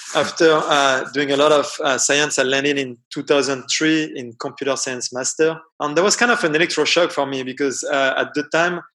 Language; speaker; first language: English; non-native, fluent; French